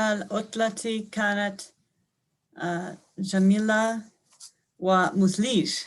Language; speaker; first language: Arabic; non-native, learner; English